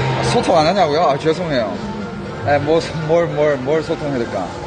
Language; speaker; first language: Korean; native; Korean